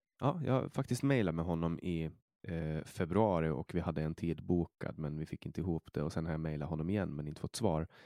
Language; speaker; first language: Swedish; native; Swedish